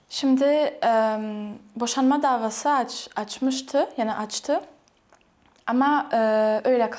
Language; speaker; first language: Turkish; non-native, fluent; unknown